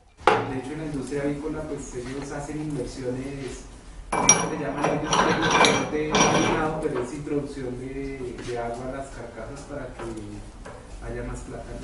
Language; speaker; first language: Spanish; native; Spanish